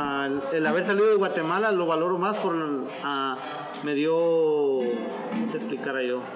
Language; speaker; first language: Spanish; native; Spanish